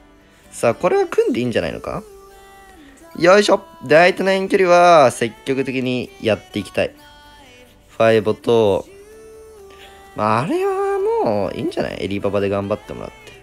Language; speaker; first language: Japanese; native; Japanese